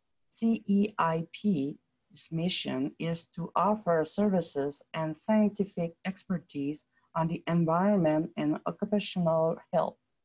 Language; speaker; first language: English; non-native, fluent; French